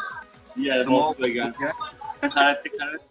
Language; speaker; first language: English; non-native, learner; Turkish